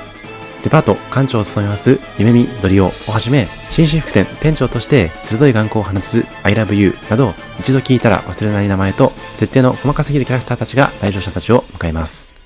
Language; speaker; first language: Japanese; native; Japanese